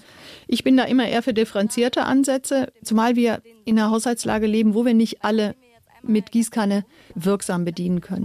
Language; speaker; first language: German; native; German